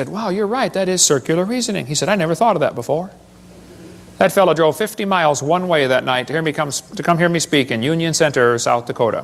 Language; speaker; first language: English; native; English